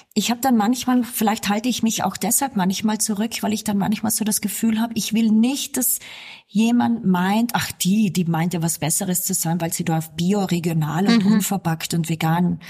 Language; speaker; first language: German; native; German